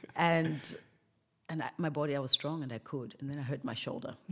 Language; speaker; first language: English; non-native, local second language; Shona